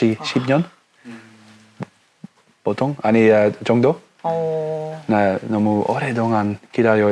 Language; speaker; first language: Korean; non-native, learner; Dutch